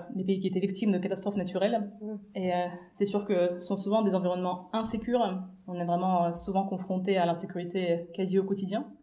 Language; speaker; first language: French; non-native, fluent; Russian